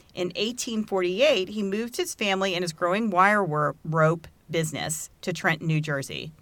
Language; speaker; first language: English; native; English